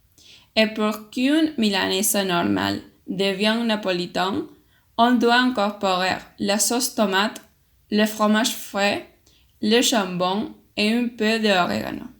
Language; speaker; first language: French; non-native, learner; Spanish